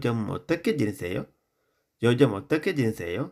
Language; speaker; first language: Korean; non-native, fluent; Sinhala